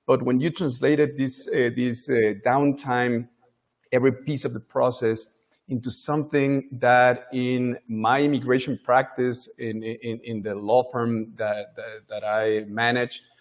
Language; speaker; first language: English; non-native, fluent; Spanish